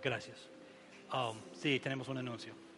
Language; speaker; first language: Spanish; non-native, learner; English